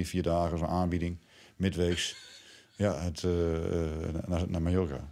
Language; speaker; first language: Dutch; native; Dutch